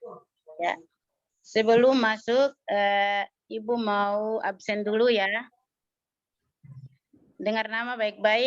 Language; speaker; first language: Indonesian; native; Indonesian